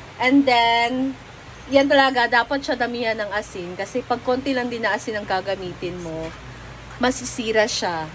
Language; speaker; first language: Filipino; non-native, local second language; Cebuano